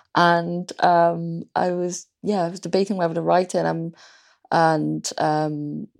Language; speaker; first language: English; native; English